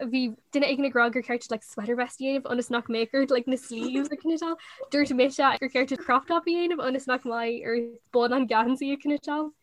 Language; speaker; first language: Irish; non-native, local second language; English